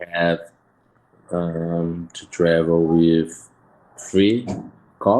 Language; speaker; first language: English; non-native, learner; Portuguese